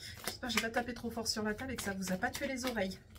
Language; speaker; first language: French; native; French